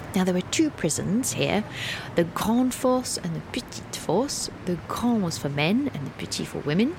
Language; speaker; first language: English; native; English